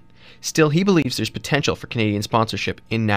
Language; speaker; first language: English; native; English